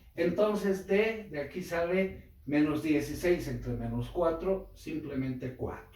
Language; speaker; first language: Spanish; native; Spanish